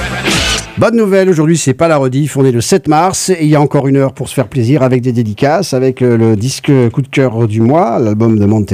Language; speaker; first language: French; native; French